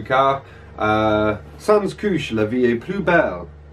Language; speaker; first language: French; non-native, learner; English